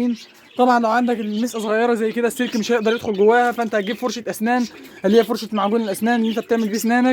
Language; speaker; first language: Arabic; native; Arabic